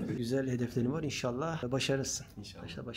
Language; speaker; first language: Turkish; native; Turkish